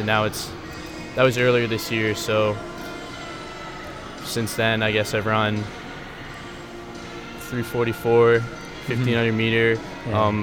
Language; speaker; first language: English; native; English